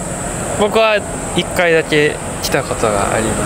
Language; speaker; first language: Japanese; native; Japanese